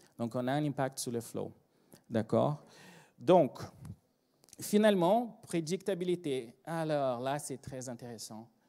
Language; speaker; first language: French; non-native, fluent; Portuguese